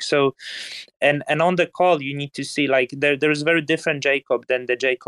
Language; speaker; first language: English; non-native, fluent; Polish